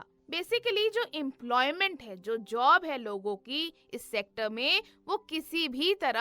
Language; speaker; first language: Hindi; native; Hindi